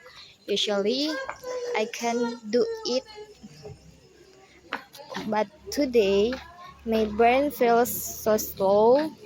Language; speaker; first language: English; non-native, learner; Indonesian